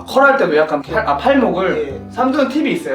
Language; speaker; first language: Korean; native; Korean